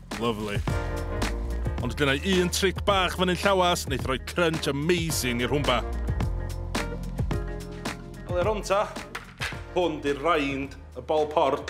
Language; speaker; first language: Welsh; native; Welsh